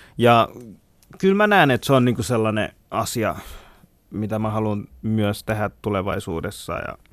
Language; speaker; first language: Finnish; early bilingual, other home language; Bangla